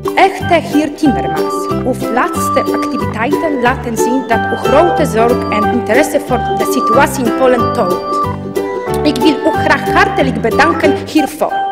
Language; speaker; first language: German; non-native, learner; Polish